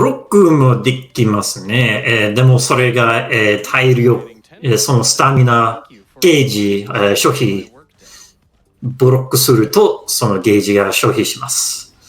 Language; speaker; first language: Japanese; non-native, fluent; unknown